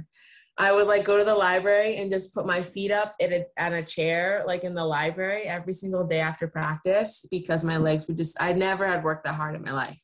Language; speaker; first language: English; native; English